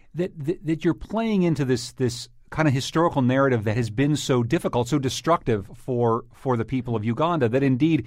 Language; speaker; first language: English; native; English